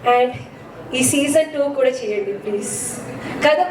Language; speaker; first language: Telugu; non-native, fluent; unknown